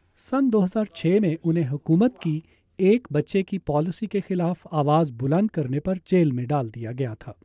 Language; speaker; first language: Urdu; native; Urdu